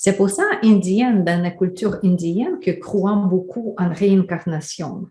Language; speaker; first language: French; non-native, fluent; Ukrainian